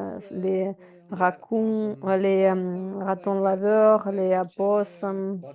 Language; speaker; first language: French; non-native, fluent; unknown